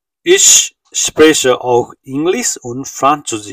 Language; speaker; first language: German; non-native, learner; Nepali